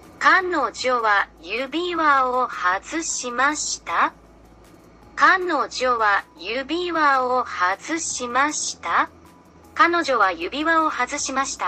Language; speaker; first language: Japanese; non-native, learner; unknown